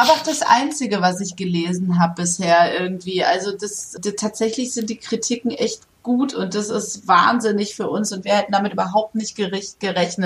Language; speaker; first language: German; native; German